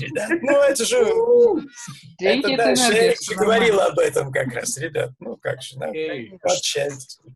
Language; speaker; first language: Russian; native; Russian